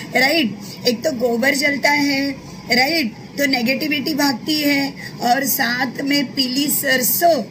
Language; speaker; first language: Hindi; native; Hindi